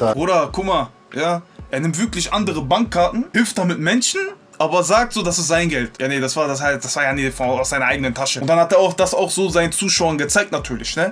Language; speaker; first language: German; native; German